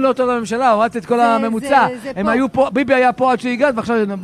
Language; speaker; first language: Hebrew; native; Hebrew